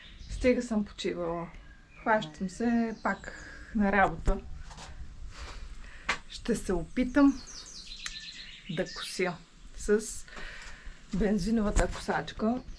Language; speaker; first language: Bulgarian; native; Bulgarian